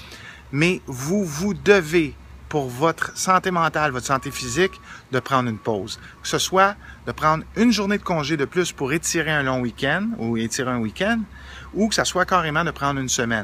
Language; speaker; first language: French; native; French